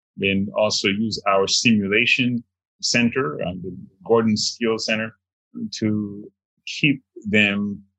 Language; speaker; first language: English; non-native, fluent; Haitian Creole